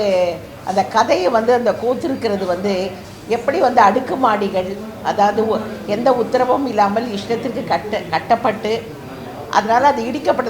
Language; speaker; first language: Tamil; native; Tamil